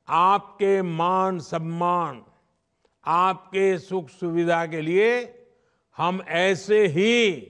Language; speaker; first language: Hindi; non-native, local second language; Gujarati